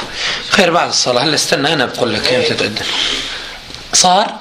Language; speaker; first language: Arabic; native; Arabic